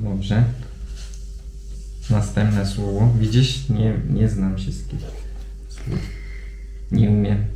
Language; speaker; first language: Polish; non-native, fluent; Turkish